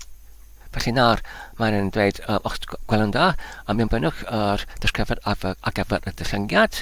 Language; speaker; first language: Welsh; non-native, learner; Polish